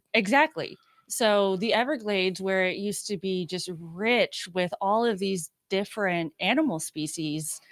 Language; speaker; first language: English; native; English